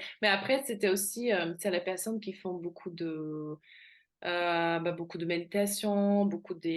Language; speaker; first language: French; non-native, fluent; Slovak